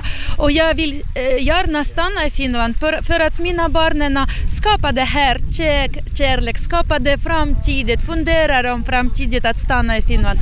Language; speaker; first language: Swedish; non-native, learner; Ukrainian